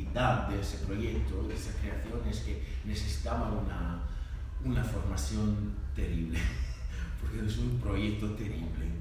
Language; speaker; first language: Spanish; non-native, learner; French